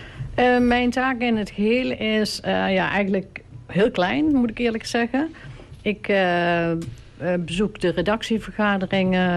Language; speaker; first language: Dutch; native; Dutch